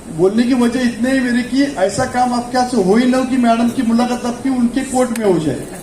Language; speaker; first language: Hindi; non-native, local second language; Marathi